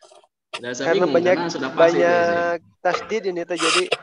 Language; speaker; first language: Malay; non-native, local second language; Sundanese